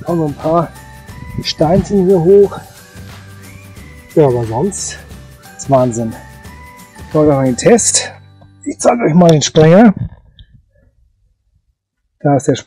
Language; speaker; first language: German; native; German